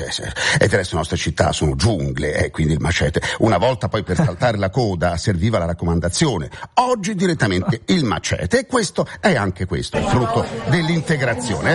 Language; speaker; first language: Italian; native; Italian